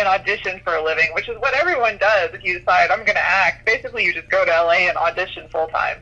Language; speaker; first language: English; native; English